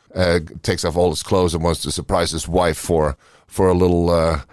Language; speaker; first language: English; non-native, fluent; Norwegian